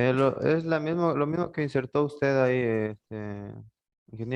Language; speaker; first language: Spanish; native; Spanish